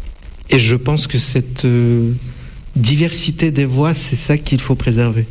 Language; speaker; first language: French; non-native, fluent; Russian